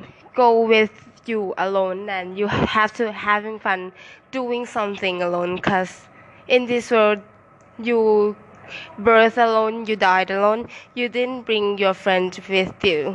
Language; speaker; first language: English; non-native, learner; Thai